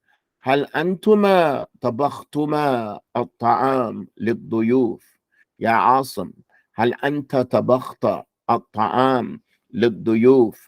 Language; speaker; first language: Arabic; non-native, fluent; English